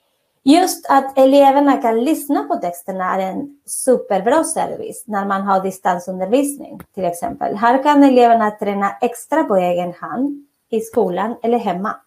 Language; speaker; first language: Swedish; non-native, fluent; Spanish